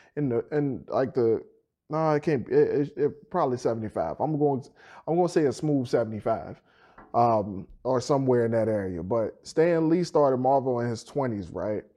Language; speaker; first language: English; native; English